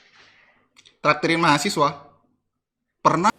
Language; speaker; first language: Indonesian; native; Indonesian